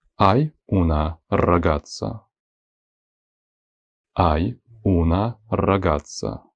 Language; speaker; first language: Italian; non-native, fluent; Ukrainian